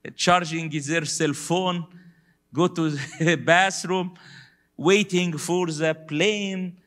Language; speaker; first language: English; non-native, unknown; Arabic